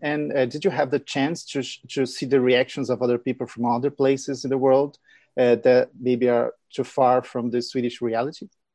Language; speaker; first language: English; non-native, fluent; Portuguese